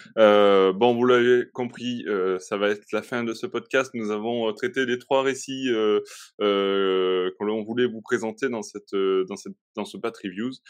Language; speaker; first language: French; native; French